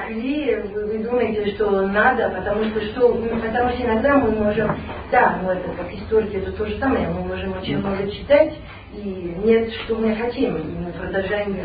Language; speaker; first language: Russian; non-native, learner; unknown